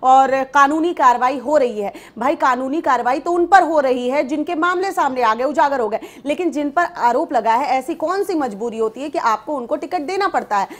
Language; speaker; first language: Hindi; native; Hindi